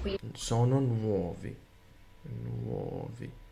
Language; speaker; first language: Italian; non-native, learner; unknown